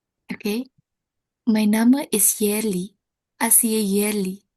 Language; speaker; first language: German; non-native, learner; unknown